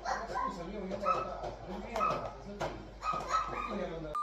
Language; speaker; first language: Italian; native; Italian